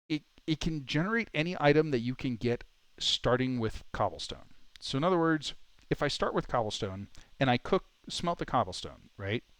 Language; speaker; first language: English; native; English